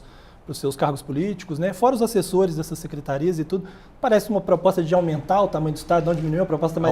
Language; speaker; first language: Portuguese; native; Portuguese